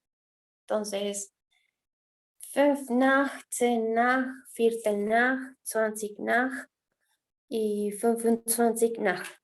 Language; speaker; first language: German; non-native, fluent; Spanish